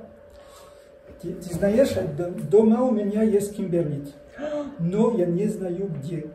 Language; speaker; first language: Russian; non-native, learner; French